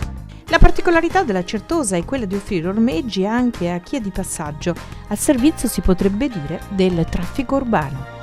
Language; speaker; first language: Italian; native; Italian